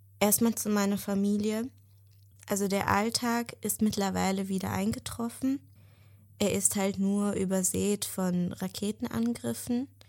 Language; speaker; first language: German; early bilingual, other home language; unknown